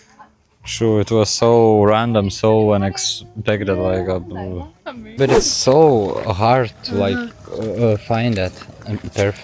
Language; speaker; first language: English; non-native, fluent; Lithuanian